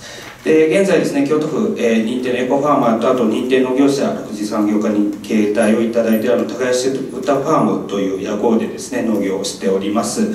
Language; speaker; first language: Japanese; native; Japanese